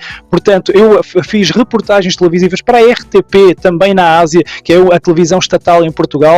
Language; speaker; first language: Portuguese; native; Portuguese